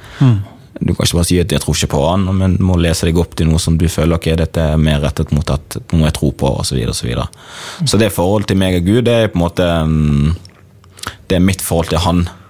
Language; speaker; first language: Norwegian; early bilingual, other home language; Swahili